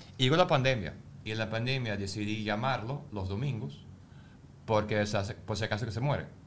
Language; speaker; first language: Spanish; non-native, fluent; German